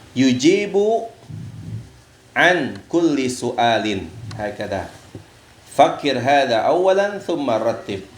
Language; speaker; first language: Arabic; non-native, fluent; Indonesian